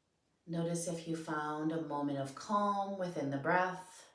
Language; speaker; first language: English; native; English